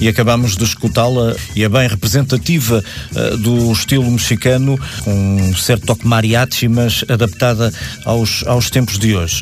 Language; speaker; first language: Portuguese; native; Portuguese